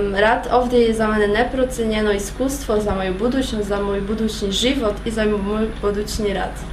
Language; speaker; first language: Bosnian; non-native, fluent; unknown